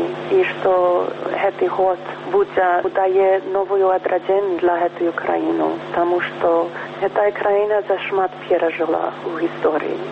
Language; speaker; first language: Belarusian; early bilingual, heritage; English